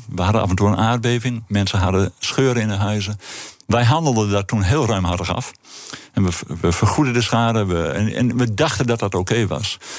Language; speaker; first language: Dutch; native; Dutch